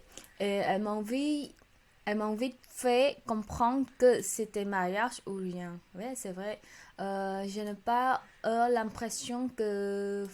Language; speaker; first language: French; non-native, learner; Khmer